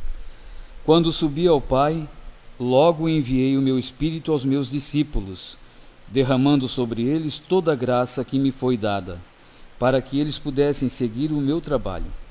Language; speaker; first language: Portuguese; native; Portuguese